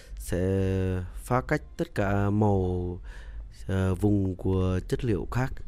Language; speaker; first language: Vietnamese; non-native, local second language; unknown